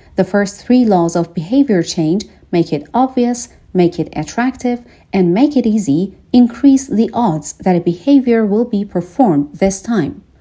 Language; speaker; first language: English; non-native, fluent; Persian